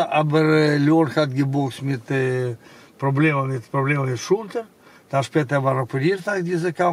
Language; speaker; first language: German; non-native, learner; Russian